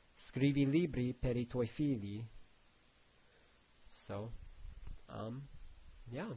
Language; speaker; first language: Italian; non-native, learner; English